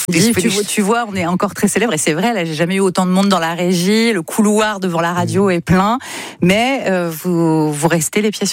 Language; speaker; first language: French; native; French